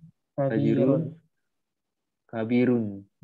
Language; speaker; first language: Arabic; non-native, learner; Indonesian